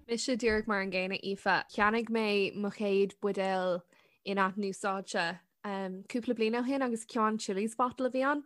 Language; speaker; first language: Irish; non-native, local second language; English